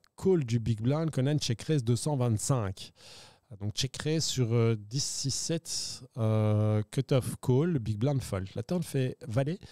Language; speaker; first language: French; native; French